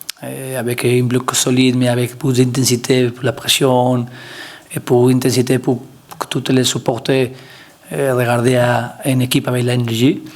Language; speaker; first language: French; non-native, learner; Spanish